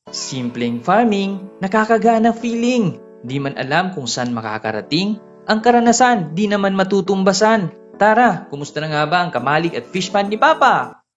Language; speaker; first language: Filipino; non-native, local second language; Cebuano